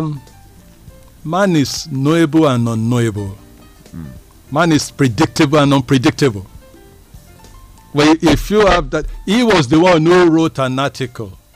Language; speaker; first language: English; non-native, local second language; Yoruba